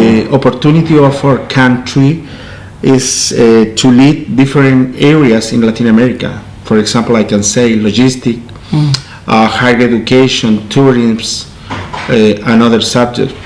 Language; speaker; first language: English; non-native, learner; Spanish